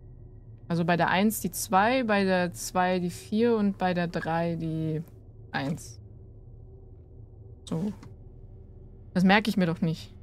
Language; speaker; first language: German; native; German